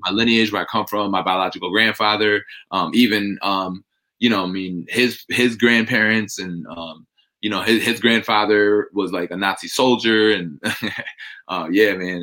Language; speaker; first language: English; native; English